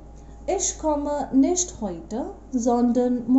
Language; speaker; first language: German; non-native, fluent; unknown